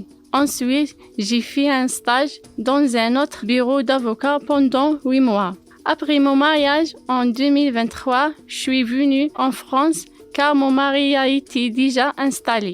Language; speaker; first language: French; non-native, learner; Kabyle